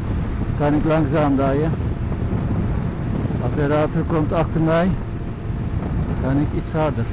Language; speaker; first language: Dutch; non-native, fluent; Turkish